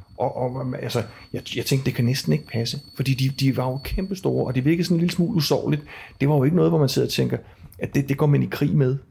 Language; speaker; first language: Danish; native; Danish